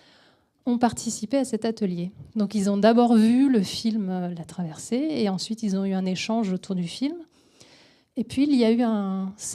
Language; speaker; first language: French; native; French